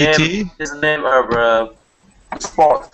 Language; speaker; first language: English; non-native, learner; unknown